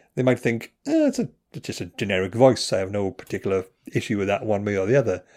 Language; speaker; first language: English; native; English